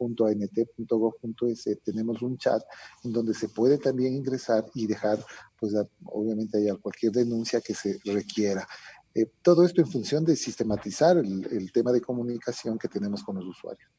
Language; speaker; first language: Spanish; native; Spanish